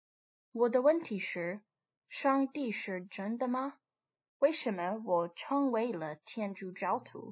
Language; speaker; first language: Chinese; non-native, learner; English